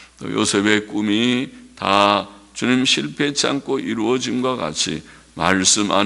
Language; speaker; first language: Korean; native; Korean